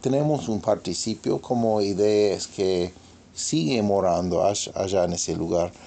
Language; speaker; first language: Spanish; non-native, fluent; English